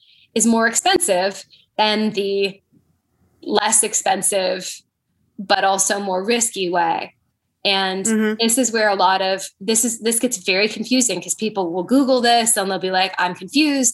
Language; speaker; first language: English; native; English